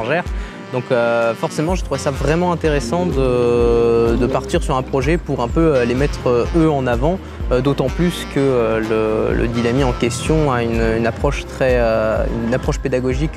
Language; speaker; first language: French; native; French